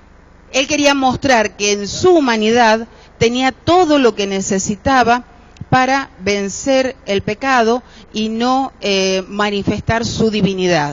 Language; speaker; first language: Spanish; native; Spanish